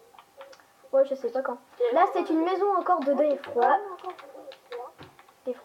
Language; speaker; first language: French; native; French